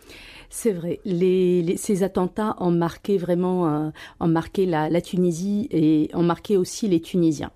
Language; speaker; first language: French; non-native, local second language; Arabic